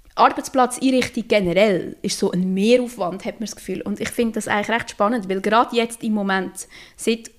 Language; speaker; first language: German; native; German